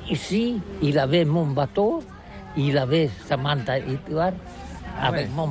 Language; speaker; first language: French; non-native, learner; Catalan